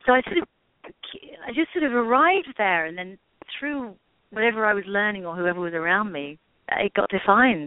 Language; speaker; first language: English; native; English